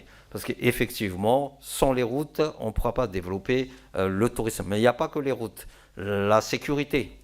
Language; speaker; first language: French; non-native, local second language; Malagasy